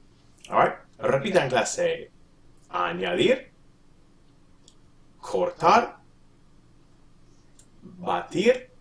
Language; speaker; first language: Spanish; non-native, fluent; English